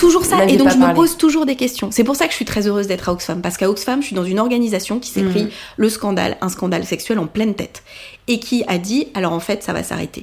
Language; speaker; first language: French; native; French